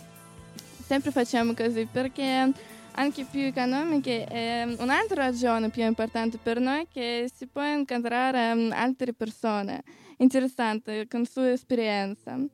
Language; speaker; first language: Italian; non-native, learner; Russian